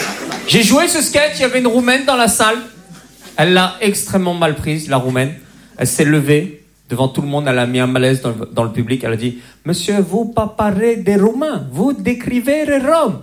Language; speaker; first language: French; native; French